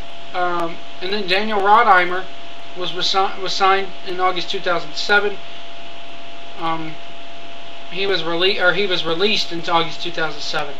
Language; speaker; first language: English; native; English